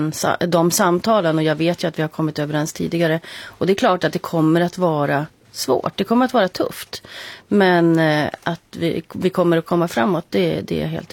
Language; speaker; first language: Swedish; native; Swedish